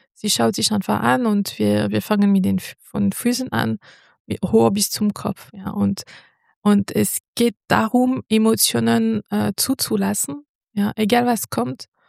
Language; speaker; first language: German; non-native, fluent; French